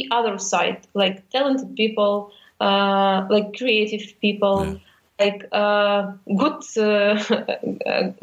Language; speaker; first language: English; non-native, fluent; Ukrainian